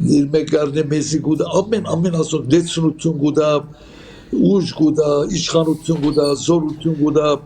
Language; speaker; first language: Armenian; native; Armenian